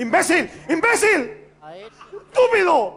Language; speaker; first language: Spanish; native; Spanish